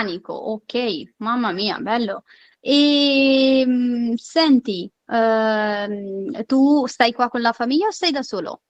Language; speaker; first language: Italian; non-native, fluent; Urdu